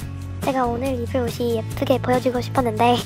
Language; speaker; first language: Korean; non-native, learner; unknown